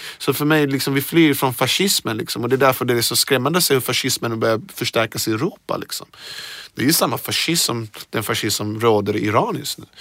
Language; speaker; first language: Swedish; early bilingual, other home language; Persian